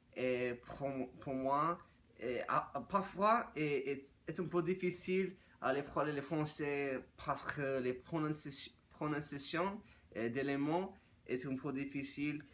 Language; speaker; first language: French; non-native, learner; English